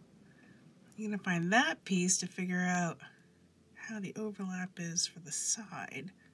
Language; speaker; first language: English; native; English